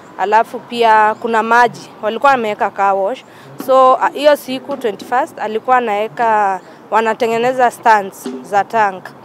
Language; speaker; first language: Swahili; native; Swahili